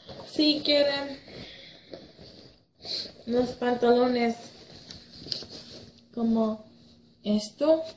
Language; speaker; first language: Spanish; non-native, learner; English